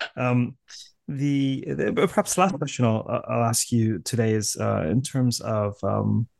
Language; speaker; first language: English; native; English